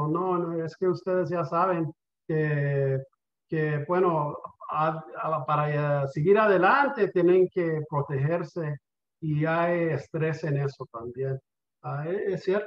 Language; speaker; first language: Spanish; early bilingual, heritage; Spanish